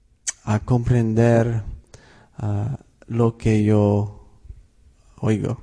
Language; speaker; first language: Spanish; non-native, fluent; English